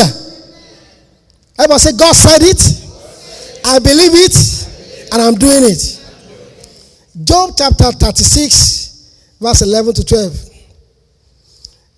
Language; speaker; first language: English; non-native, local second language; Yoruba